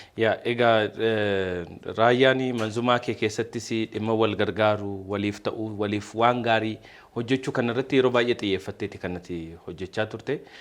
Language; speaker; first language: Oromo; native; Oromo